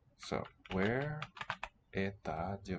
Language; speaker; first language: Russian; non-native, learner; English